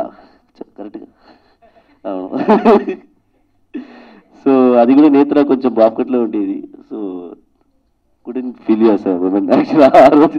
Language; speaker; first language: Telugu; non-native, learner; Tamil